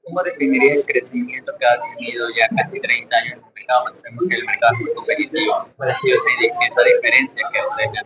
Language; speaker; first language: Spanish; native; Spanish